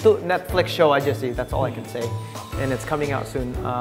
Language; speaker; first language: English; early bilingual, other home language; Indonesian